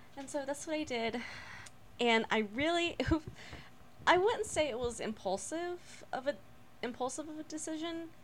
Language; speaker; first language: English; native; English